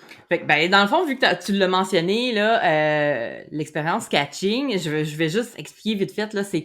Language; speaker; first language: French; native; French